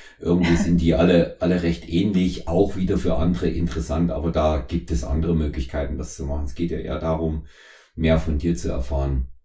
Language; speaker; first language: German; native; German